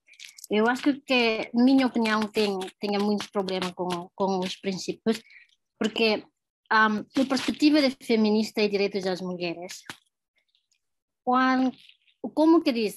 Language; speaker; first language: Portuguese; non-native, learner; Tetum